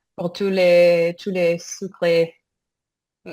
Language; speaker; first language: French; non-native, learner; English